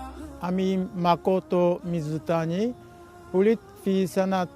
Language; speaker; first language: Arabic; non-native, fluent; Japanese